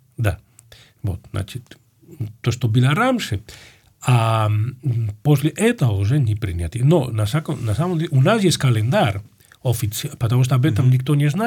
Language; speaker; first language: Russian; non-native, fluent; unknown